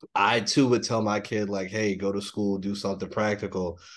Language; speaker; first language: English; native; English